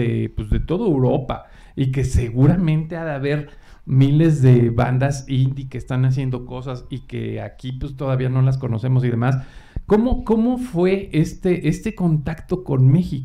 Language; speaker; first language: Spanish; native; Spanish